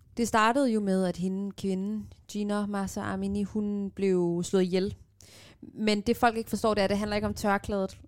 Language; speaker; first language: Danish; early bilingual, other home language; Persian